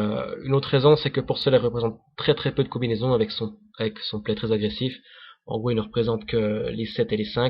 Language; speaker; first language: French; native; French